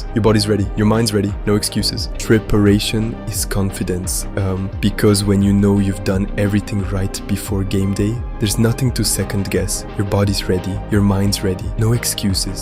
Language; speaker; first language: English; native; English